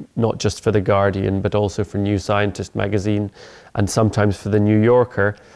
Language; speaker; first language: English; native; English